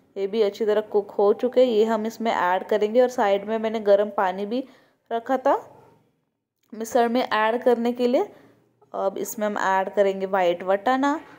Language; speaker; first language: Hindi; non-native, local second language; Marathi